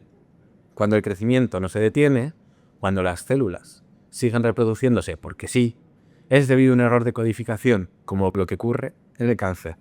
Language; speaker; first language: Spanish; native; Spanish